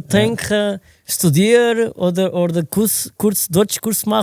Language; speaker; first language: German; non-native, learner; Portuguese